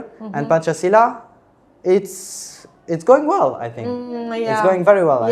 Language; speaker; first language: English; non-native, fluent; Italian